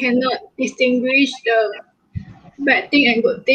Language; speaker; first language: English; non-native, local second language; Malay